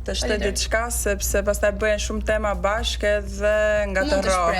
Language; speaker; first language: Albanian; native; Albanian